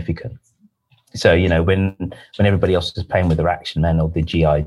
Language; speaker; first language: English; native; English